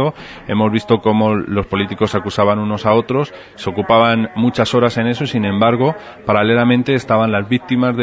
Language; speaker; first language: Spanish; native; Spanish